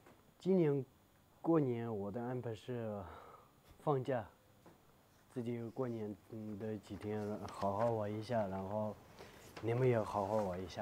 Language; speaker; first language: Chinese; non-native, local second language; Tibetan